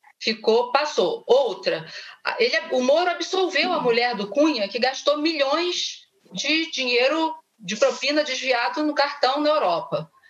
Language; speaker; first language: Portuguese; native; Portuguese